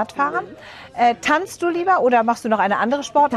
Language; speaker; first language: German; native; German